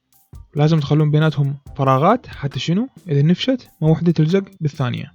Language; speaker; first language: Arabic; native; Arabic